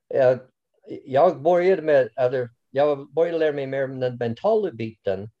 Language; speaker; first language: Swedish; non-native, fluent; English